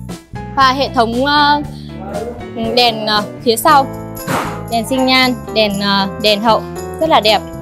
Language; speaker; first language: Vietnamese; native; Vietnamese